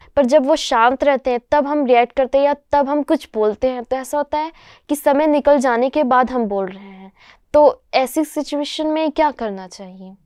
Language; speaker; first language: Hindi; native; Hindi